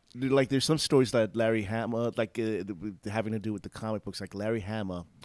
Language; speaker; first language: English; native; English